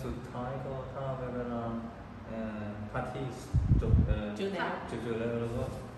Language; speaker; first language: Thai; non-native, learner; Cantonese